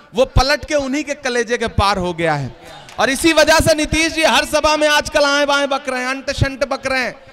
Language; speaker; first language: Hindi; native; Hindi